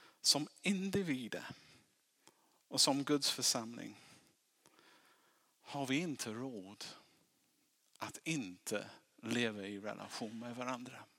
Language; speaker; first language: Swedish; non-native, fluent; English